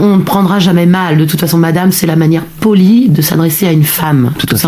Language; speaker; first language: French; native; French